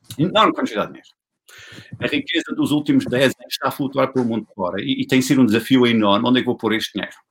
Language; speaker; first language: Portuguese; non-native, fluent; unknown